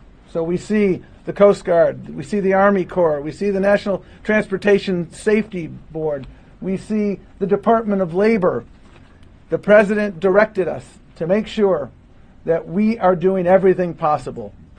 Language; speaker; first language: English; early bilingual, other home language; Spanish